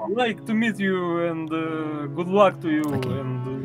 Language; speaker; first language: English; non-native, learner; Russian